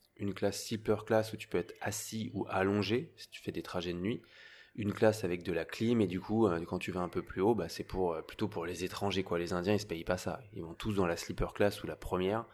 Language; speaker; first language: French; native; French